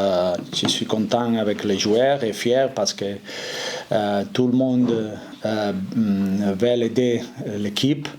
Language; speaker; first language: French; non-native, fluent; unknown